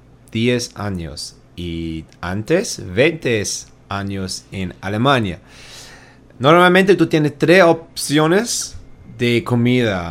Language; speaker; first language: Spanish; non-native, learner; German